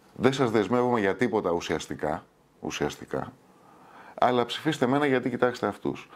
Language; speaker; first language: Greek; native; Greek